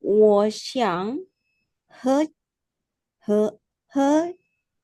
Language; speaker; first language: Chinese; non-native, learner; Indonesian